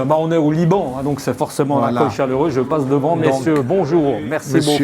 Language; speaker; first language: French; native; French